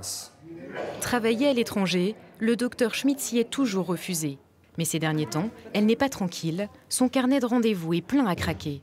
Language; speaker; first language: French; native; French